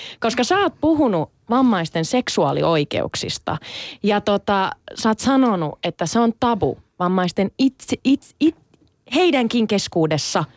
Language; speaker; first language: Finnish; early bilingual, other home language; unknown